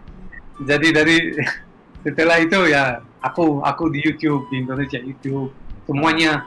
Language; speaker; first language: Indonesian; non-native, fluent; Hebrew